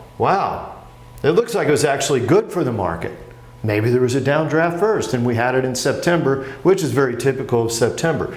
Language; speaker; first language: English; native; English